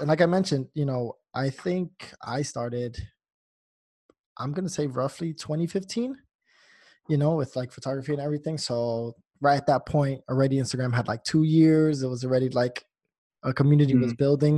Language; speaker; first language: English; native; English